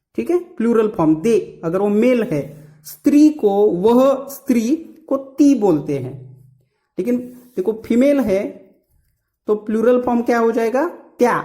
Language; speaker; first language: Hindi; non-native, local second language; Marathi